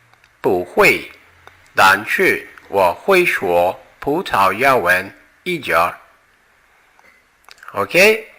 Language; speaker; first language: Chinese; non-native, learner; Portuguese